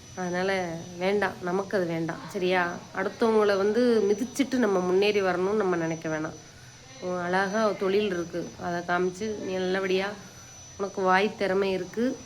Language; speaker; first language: Tamil; native; Tamil